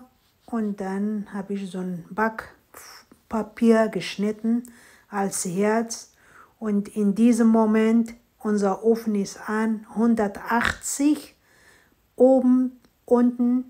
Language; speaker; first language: German; non-native, fluent; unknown